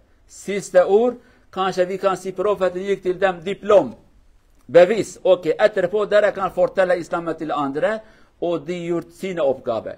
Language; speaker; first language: Norwegian; non-native, fluent; Kurdish